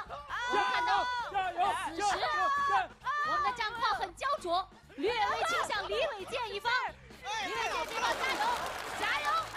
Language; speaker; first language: Chinese; native; Chinese